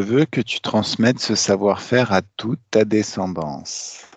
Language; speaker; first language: French; native; French